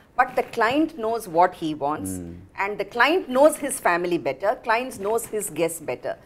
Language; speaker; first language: English; non-native, local second language; Tamil